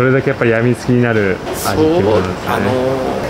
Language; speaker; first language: Japanese; native; Japanese